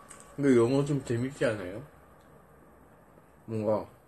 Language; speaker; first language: Korean; non-native, fluent; Indonesian